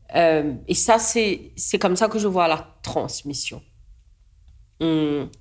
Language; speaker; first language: French; non-native, local second language; Morisyen